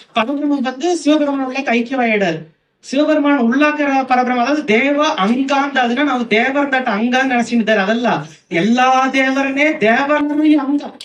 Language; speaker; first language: Tamil; non-native, local second language; Kannada